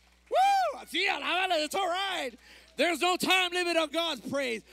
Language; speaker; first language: English; early bilingual, other home language; Spanish